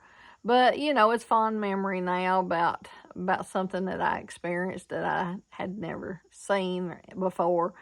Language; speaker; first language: English; native; English